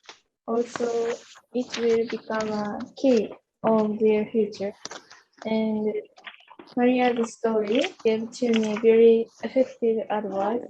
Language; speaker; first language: English; non-native, learner; Japanese